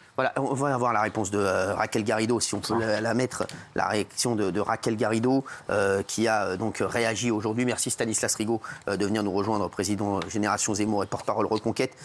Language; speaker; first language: French; native; French